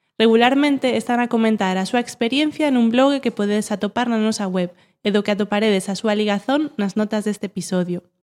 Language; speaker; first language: Galician; non-native, local second language; Spanish